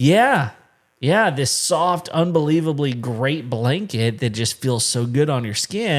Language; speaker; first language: English; native; English